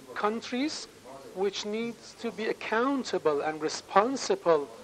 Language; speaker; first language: English; non-native, fluent; Persian